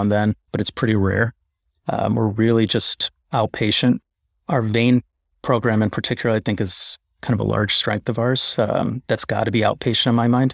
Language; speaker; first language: English; native; English